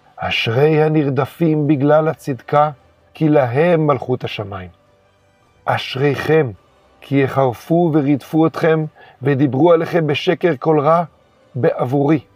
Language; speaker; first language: Hebrew; native; Hebrew